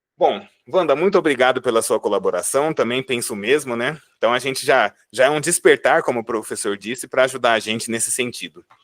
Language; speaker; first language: Portuguese; native; Portuguese